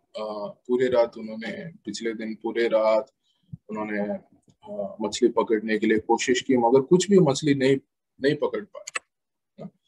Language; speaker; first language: Hindi; non-native, local second language; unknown